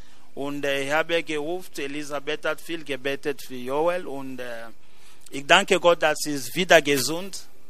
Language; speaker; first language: German; non-native, learner; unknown